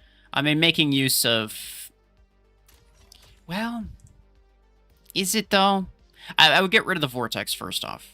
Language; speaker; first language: English; native; English